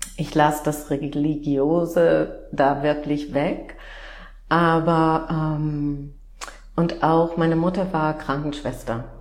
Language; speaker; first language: German; non-native, fluent; English